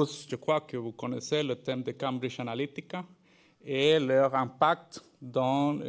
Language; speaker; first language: French; non-native, fluent; Spanish